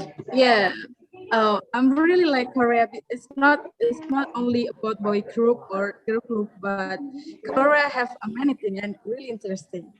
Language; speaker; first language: English; non-native, learner; Indonesian